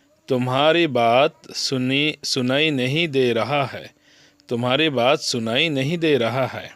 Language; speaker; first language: Hindi; non-native, learner; Bangla